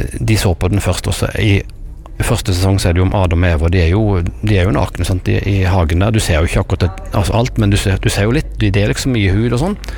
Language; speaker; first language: Norwegian; native; Norwegian